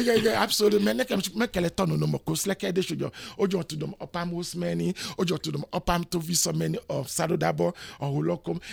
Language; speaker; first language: Hungarian; non-native, learner; Yoruba